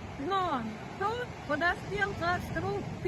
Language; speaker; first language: Russian; native; Russian